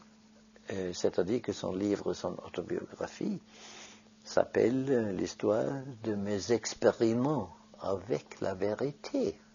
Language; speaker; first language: French; non-native, fluent; Norwegian